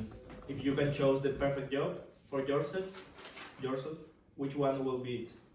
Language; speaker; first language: English; non-native, learner; Spanish